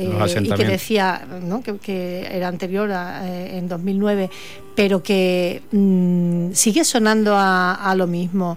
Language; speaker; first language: Spanish; native; Spanish